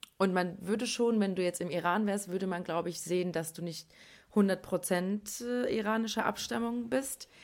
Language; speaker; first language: German; early bilingual, other home language; Persian